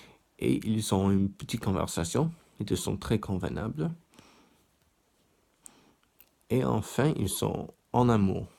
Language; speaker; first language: French; non-native, learner; English